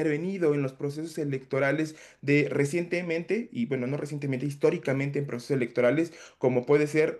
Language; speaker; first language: Spanish; native; Spanish